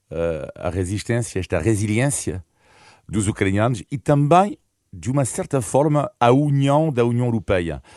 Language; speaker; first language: Portuguese; non-native, fluent; French